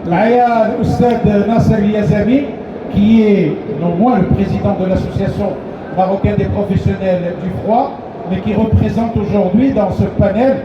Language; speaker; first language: French; non-native, local second language; Arabic